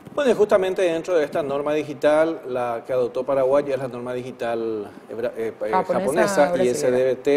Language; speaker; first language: Spanish; native; Spanish